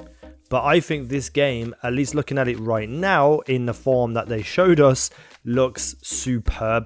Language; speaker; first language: English; native; English